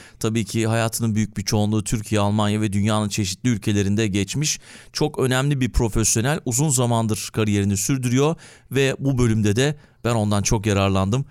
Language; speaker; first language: Turkish; early bilingual, heritage; Turkish